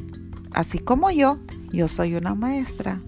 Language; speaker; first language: Spanish; early bilingual, heritage; Spanish